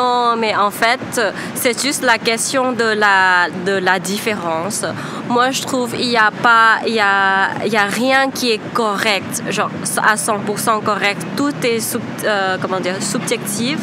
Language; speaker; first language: French; non-native, fluent; Thai